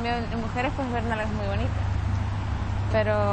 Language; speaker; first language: Spanish; native; Spanish